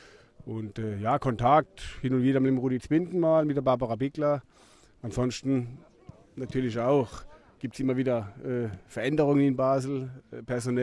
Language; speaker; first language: German; native; German